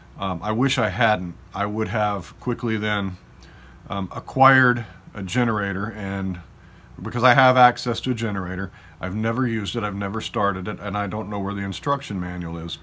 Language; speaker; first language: English; native; English